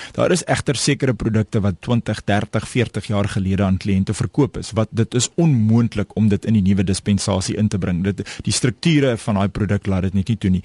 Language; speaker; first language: Afrikaans; native; Afrikaans